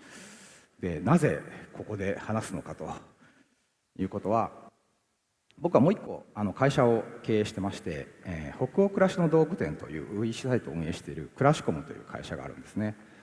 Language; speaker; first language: Japanese; native; Japanese